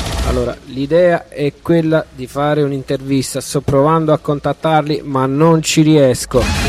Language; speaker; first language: Italian; native; Italian